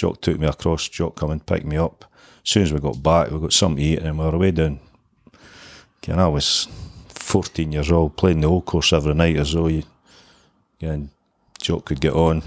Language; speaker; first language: English; native; English